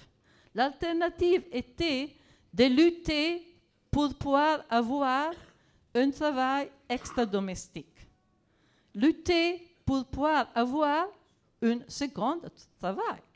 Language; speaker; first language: French; non-native, fluent; Italian